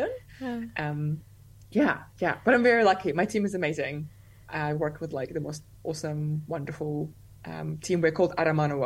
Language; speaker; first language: English; non-native, fluent; Russian